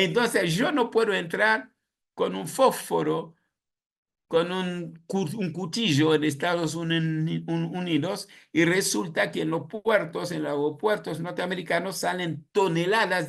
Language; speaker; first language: Spanish; non-native, fluent; Haitian Creole